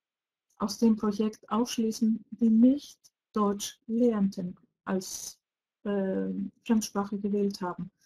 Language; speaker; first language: German; non-native, fluent; Greek